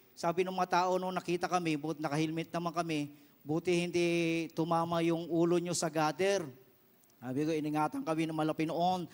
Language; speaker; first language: Filipino; non-native, local second language; Iloko